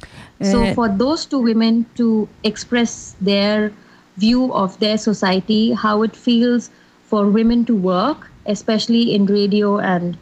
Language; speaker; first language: English; non-native, local second language; Hindi